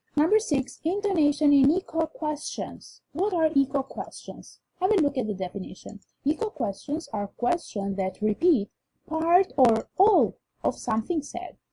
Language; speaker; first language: English; non-native, fluent; Albanian